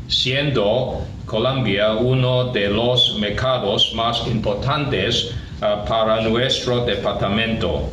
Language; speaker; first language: Spanish; non-native, learner; Chinese